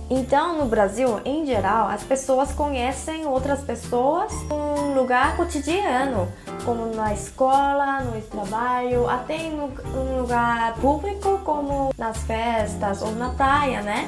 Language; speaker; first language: Portuguese; non-native, fluent; Korean